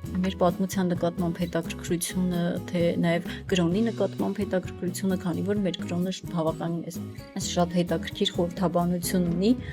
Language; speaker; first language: Armenian; non-native, local second language; Kurdish